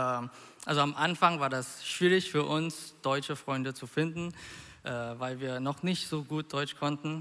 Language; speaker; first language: German; non-native, fluent; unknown